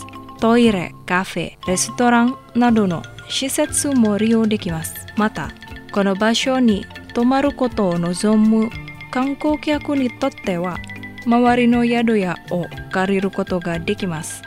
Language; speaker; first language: Japanese; non-native, fluent; Indonesian